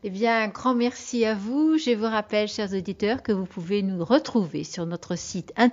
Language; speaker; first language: French; native; French